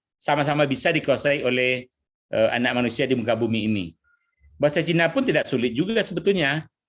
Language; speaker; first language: Indonesian; non-native, local second language; Minangkabau